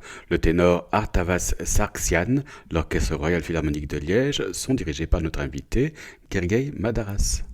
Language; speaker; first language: French; native; French